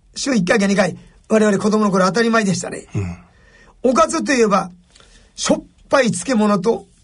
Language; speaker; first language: Japanese; native; Japanese